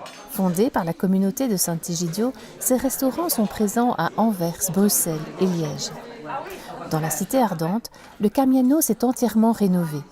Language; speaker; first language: French; native; French